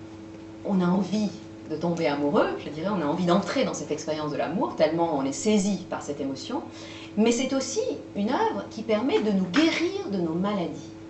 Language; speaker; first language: French; native; French